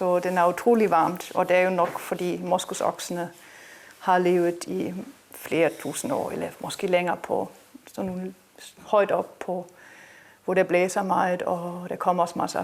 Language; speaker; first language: Danish; non-native, local second language; Kalaallisut